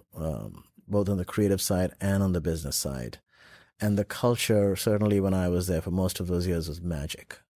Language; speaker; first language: English; non-native, local second language; Urdu